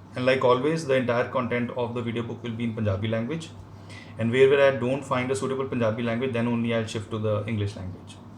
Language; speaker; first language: English; non-native, local second language; Punjabi